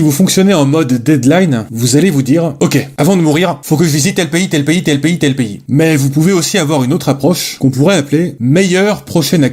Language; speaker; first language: French; native; French